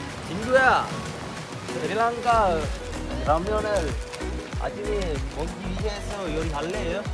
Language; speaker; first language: Korean; non-native, learner; Sinhala